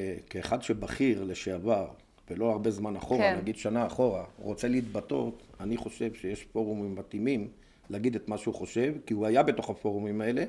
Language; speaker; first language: Hebrew; native; Hebrew